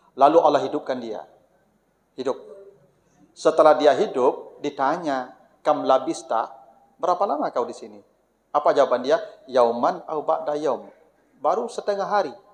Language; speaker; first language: Malay; non-native, local second language; Minangkabau